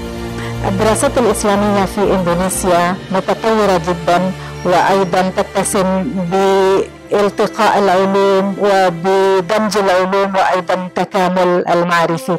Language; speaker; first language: Arabic; non-native, fluent; Indonesian